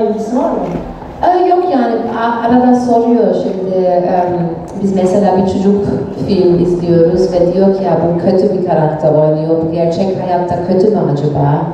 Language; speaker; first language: Turkish; non-native, fluent; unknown